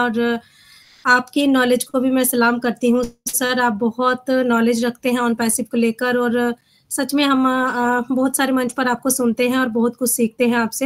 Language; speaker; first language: Hindi; native; Hindi